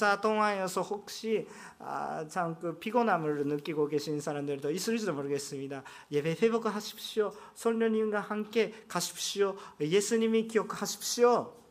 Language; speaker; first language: Korean; non-native, fluent; Japanese